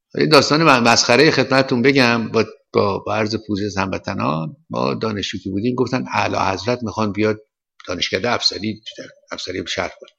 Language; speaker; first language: Persian; native; Persian